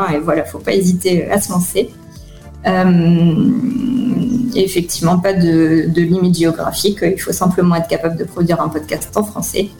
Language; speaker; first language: French; native; French